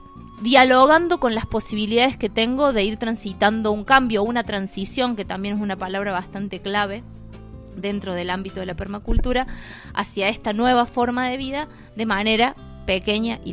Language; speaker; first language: Spanish; native; Spanish